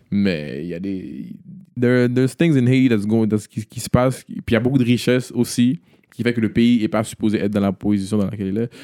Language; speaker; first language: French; native; French